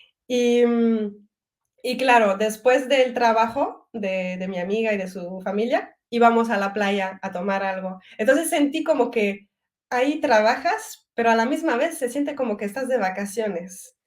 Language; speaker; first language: Spanish; early bilingual, heritage; French